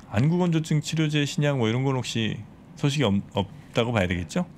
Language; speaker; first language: Korean; native; Korean